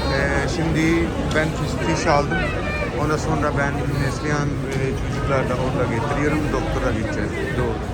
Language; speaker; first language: Turkish; non-native, learner; Urdu